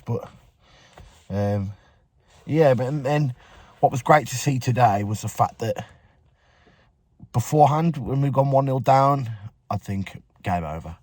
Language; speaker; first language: English; native; English